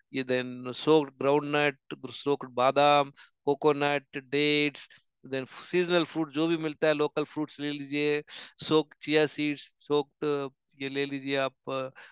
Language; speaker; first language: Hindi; non-native, local second language; Telugu